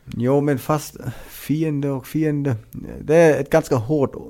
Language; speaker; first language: Swedish; non-native, fluent; German